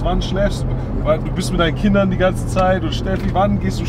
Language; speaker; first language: German; native; German